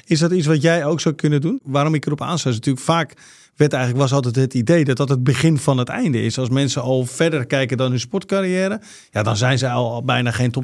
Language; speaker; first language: Dutch; native; Dutch